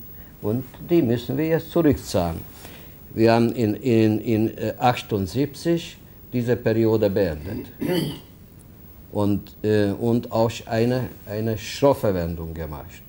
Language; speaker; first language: German; non-native, fluent; Hungarian